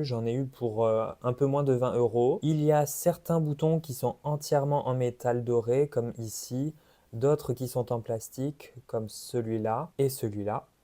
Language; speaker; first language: French; native; French